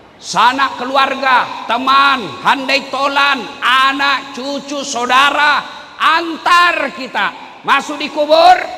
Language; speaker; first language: Indonesian; non-native, local second language; Buginese